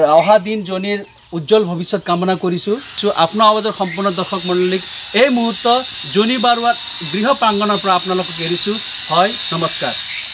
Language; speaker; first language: Assamese; non-native, local second language; Nepali